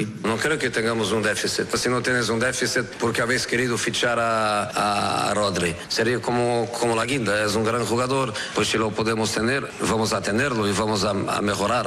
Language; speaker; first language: Spanish; non-native, fluent; Portuguese